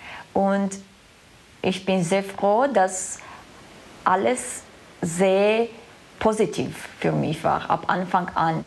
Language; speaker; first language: German; non-native, fluent; Armenian